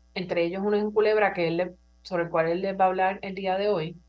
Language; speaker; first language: Spanish; native; Spanish